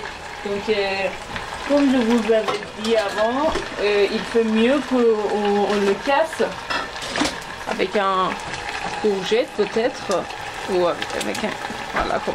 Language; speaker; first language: French; non-native, fluent; Persian